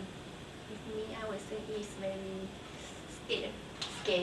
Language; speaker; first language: English; non-native, learner; Chinese